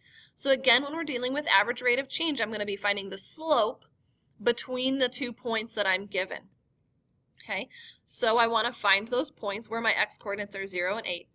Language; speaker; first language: English; native; English